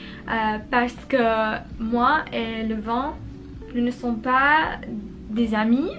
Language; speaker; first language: French; non-native, learner; Spanish